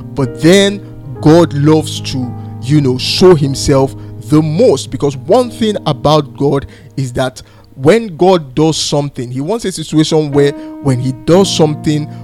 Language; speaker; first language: English; non-native, local second language; Yoruba